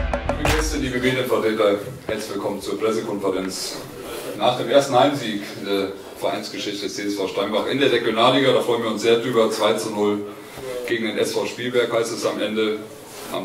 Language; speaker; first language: German; native; German